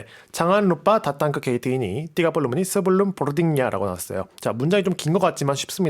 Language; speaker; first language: Korean; native; Korean